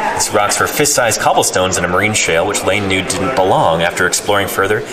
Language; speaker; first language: English; native; English